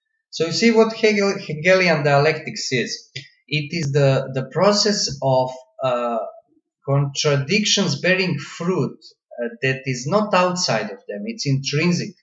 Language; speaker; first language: English; non-native, fluent; Croatian